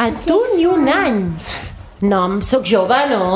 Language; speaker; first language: Catalan; native; Catalan